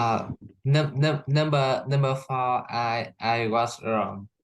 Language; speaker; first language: English; non-native, learner; Vietnamese